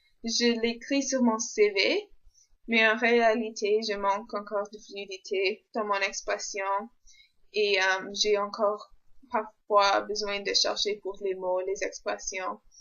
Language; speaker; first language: French; non-native, local second language; English